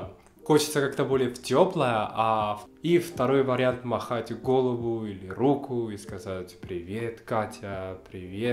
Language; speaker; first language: Russian; non-native, fluent; Spanish